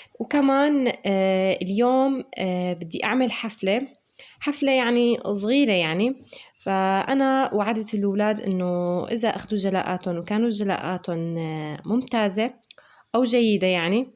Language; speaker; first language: Arabic; native; Arabic